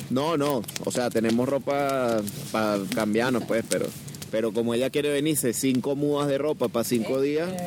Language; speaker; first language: Spanish; native; Spanish